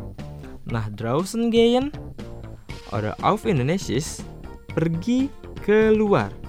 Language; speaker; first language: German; non-native, fluent; Indonesian